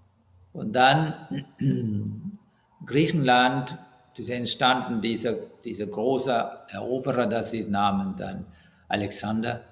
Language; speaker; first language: German; non-native, learner; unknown